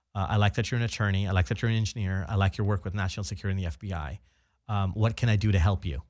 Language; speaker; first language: English; native; English